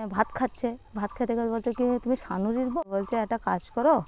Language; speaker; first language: Bangla; non-native, local second language; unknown